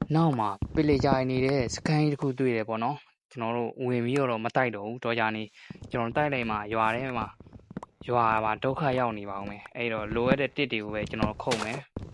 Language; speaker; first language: Burmese; native; Burmese